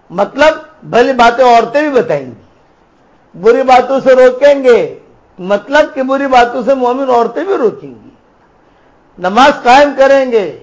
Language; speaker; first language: Urdu; non-native, local second language; Gujarati